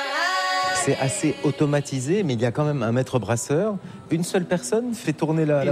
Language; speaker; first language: French; native; French